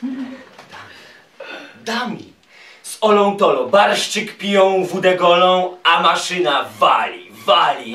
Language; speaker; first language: Polish; native; Polish